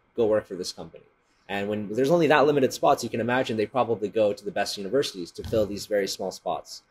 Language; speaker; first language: English; native; English